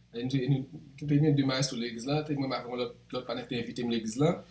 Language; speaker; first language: French; non-native, local second language; Haitian Creole